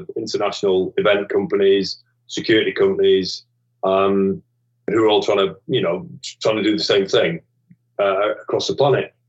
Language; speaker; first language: English; native; English